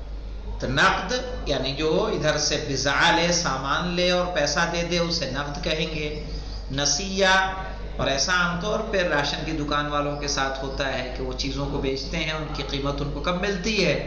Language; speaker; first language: Urdu; native; Urdu